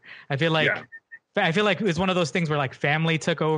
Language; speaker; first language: English; native; English